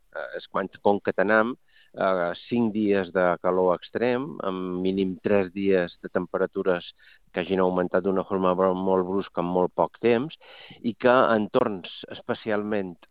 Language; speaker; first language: Catalan; native; Catalan